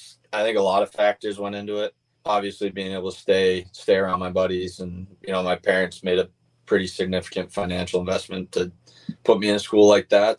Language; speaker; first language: English; native; English